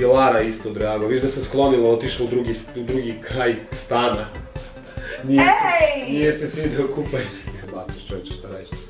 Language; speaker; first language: Bosnian; native; Bosnian